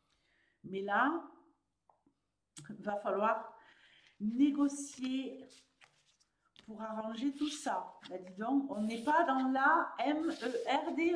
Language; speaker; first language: French; native; French